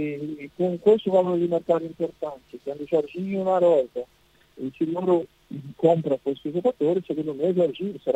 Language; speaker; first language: Italian; non-native, learner; Portuguese